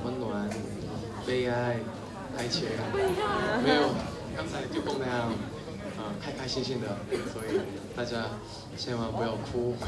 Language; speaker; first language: Chinese; non-native, fluent; Korean